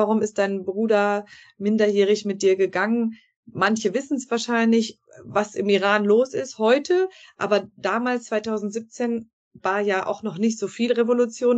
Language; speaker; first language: German; native; German